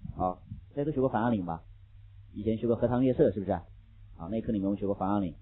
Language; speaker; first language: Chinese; native; Chinese